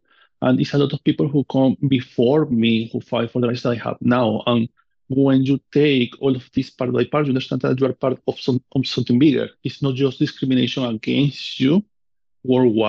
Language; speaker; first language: English; non-native, fluent; Spanish